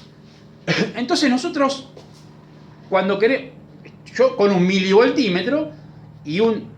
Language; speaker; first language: Spanish; native; Spanish